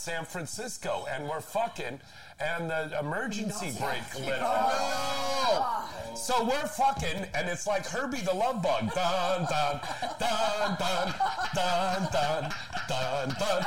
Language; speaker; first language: English; native; English